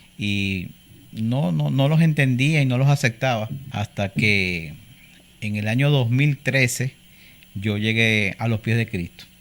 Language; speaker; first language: Spanish; native; Spanish